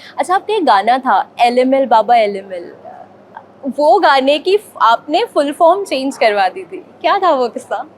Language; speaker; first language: Hindi; native; Hindi